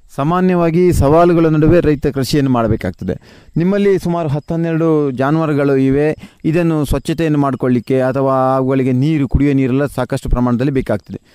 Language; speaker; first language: Kannada; native; Kannada